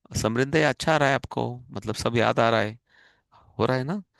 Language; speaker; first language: Hindi; non-native, local second language; Marathi